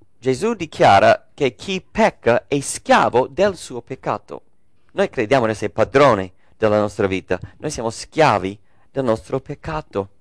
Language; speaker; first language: Italian; early bilingual, heritage; English